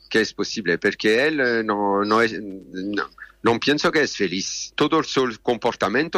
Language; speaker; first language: Spanish; non-native, learner; French